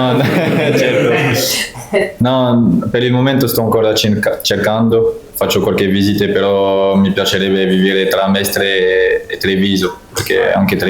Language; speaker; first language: Italian; non-native, fluent; French